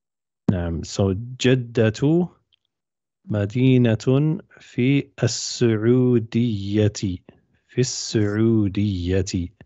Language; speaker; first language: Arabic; non-native, fluent; English